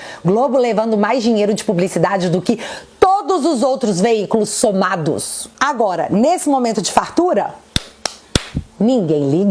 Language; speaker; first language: Portuguese; native; Portuguese